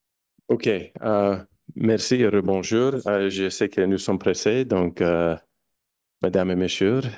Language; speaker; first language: French; non-native, fluent; English